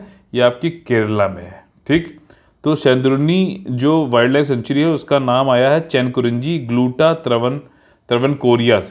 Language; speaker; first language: Hindi; native; Hindi